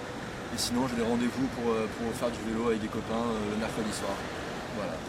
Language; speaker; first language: French; native; French